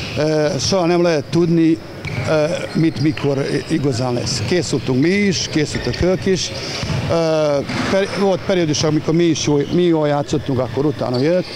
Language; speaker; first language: Hungarian; non-native, fluent; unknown